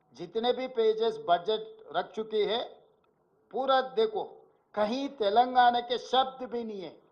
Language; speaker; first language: Hindi; non-native, local second language; Telugu